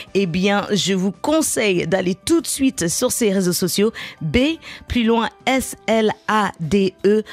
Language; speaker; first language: French; native; French